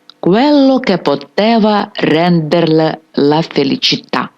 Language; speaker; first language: Italian; non-native, fluent; Ukrainian